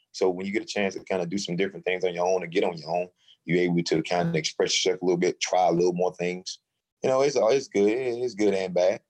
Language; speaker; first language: English; native; English